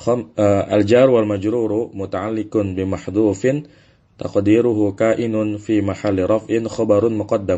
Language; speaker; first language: Arabic; non-native, fluent; Indonesian